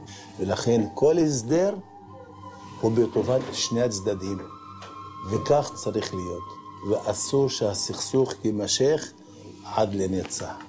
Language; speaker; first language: Hebrew; non-native, local second language; Arabic